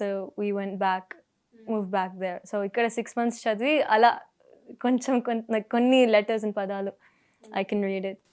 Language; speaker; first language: Telugu; early bilingual, heritage; Telugu